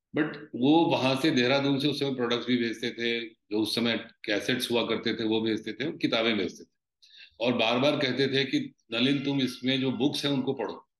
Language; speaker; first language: Hindi; native; Hindi